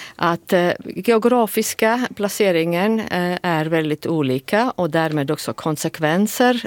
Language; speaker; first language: Swedish; non-native, fluent; Latvian